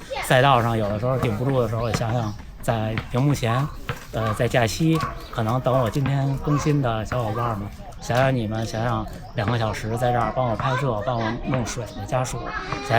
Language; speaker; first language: Chinese; native; Chinese